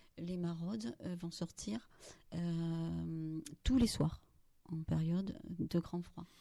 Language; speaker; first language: French; native; French